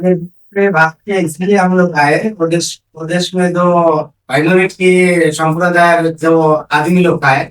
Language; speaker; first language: Hindi; non-native, local second language; Bangla